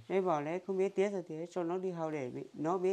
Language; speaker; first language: Vietnamese; non-native, local second language; Hmong